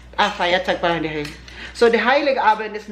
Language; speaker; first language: German; non-native, learner; Filipino